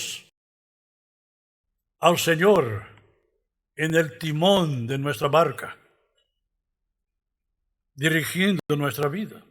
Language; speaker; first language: Spanish; non-native, fluent; Portuguese